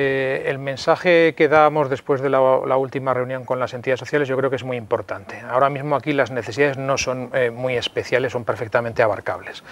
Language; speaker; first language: Spanish; native; Spanish